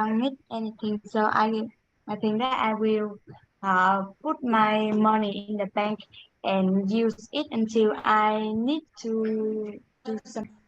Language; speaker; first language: English; non-native, learner; Vietnamese